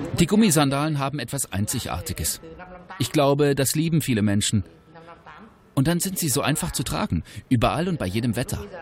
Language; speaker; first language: German; native; German